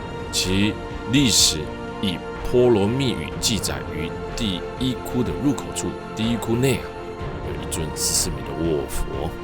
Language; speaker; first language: Chinese; native; Chinese